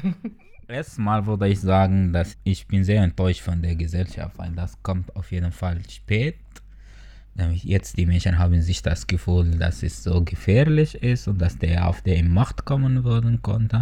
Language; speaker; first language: German; non-native, fluent; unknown